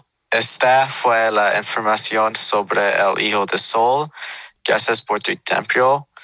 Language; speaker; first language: Spanish; non-native, learner; English